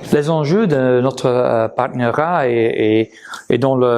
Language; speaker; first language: French; non-native, local second language; Dutch